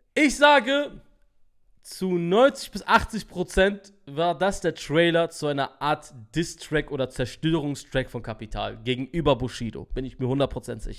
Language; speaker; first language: German; native; German